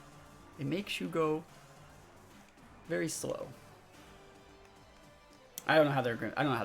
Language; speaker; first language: English; native; English